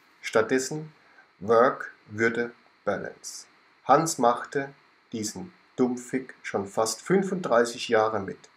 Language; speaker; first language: German; native; German